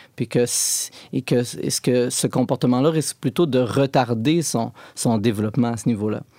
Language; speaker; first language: French; native; French